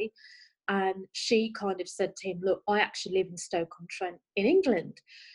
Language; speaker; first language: English; native; English